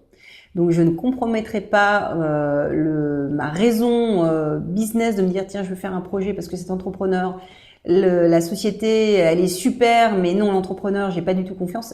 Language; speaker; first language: French; native; French